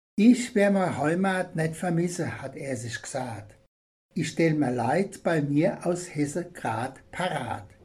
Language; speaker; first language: German; native; German